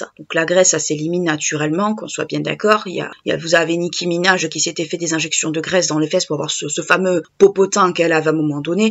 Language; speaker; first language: French; native; French